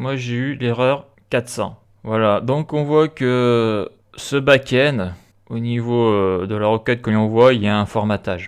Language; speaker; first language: French; native; French